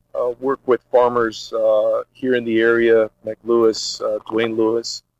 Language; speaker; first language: English; early bilingual, other home language; Portuguese